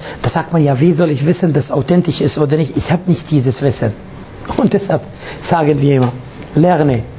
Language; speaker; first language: German; non-native, fluent; Arabic